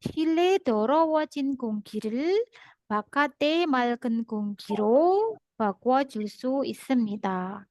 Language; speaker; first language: Korean; non-native, fluent; Indonesian